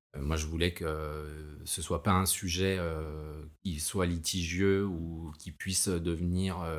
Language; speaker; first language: French; native; French